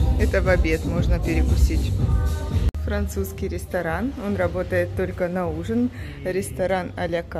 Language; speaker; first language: Russian; native; Russian